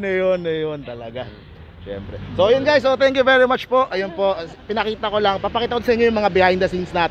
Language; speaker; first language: Filipino; native; Filipino